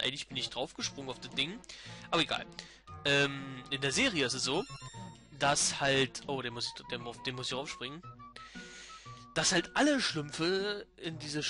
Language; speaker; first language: German; native; German